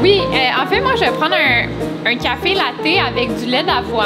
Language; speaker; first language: French; native; French